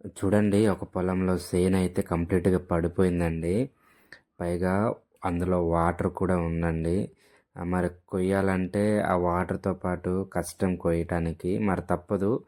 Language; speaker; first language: Telugu; non-native, local second language; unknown